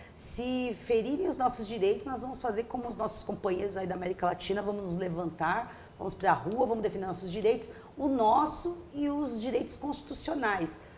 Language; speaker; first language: Portuguese; native; Portuguese